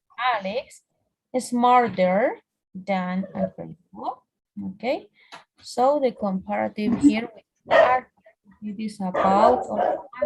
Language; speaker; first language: English; non-native, fluent; Spanish